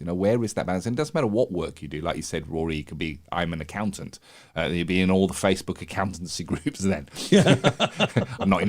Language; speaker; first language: English; native; English